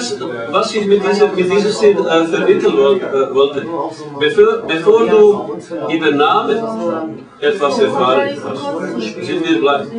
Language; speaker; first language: German; non-native, learner; Croatian